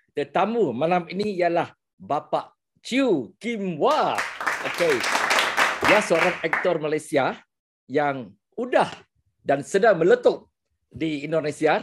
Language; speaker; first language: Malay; non-native, local second language; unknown